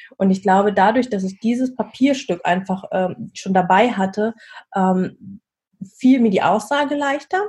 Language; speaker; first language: German; early bilingual, other home language; Vietnamese